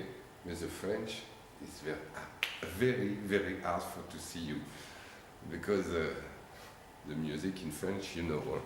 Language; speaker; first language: English; non-native, learner; French